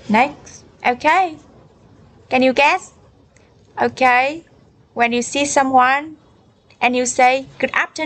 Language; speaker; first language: English; non-native, learner; Vietnamese